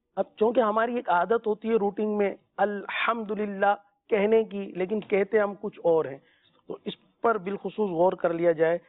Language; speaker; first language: Urdu; native; Urdu